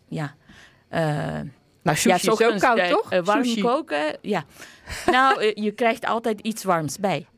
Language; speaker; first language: Dutch; non-native, fluent; Japanese